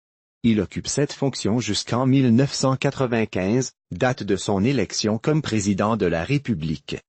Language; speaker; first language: French; native; French